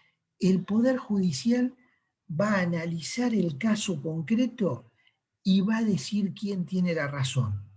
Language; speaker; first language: Spanish; native; Spanish